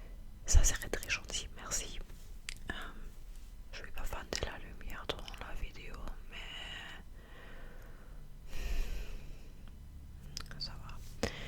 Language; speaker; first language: French; non-native, fluent; German